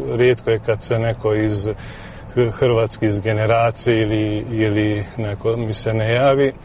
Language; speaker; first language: Serbian; early bilingual, heritage; Croatian